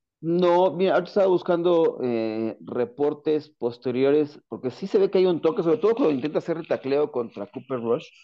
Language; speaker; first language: Spanish; native; Spanish